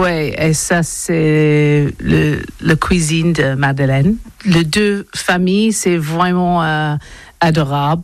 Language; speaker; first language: French; non-native, learner; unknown